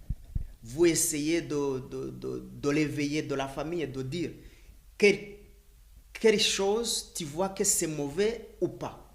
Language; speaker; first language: French; non-native, learner; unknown